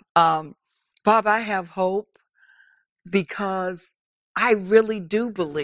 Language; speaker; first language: English; native; English